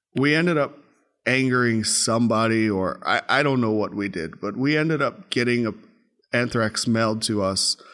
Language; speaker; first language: English; native; English